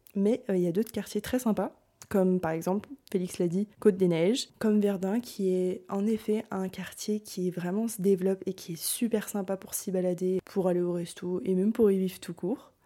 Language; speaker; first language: French; native; French